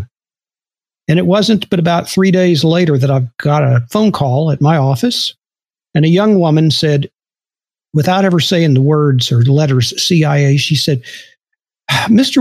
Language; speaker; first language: English; native; English